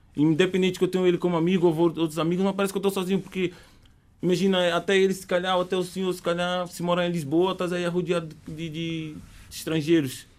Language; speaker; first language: Portuguese; native; Portuguese